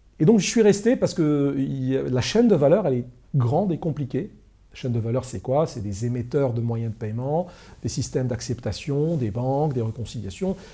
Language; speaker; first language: French; non-native, local second language; Arabic